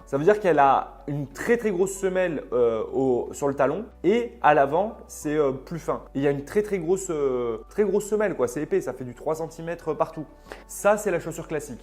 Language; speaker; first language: French; native; French